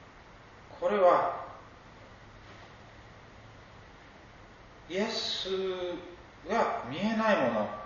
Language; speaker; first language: Japanese; non-native, fluent; English